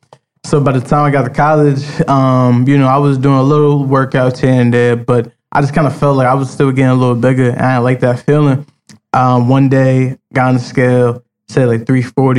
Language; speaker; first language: English; native; English